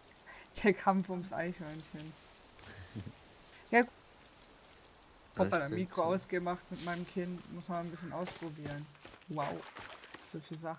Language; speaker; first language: German; native; German